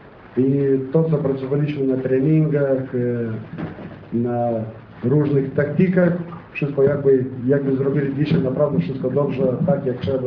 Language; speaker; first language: Polish; non-native, fluent; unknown